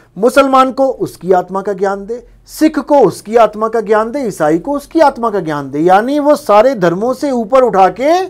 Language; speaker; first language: Hindi; non-native, local second language; Punjabi